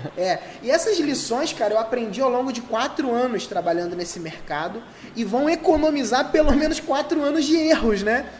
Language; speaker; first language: Portuguese; native; Portuguese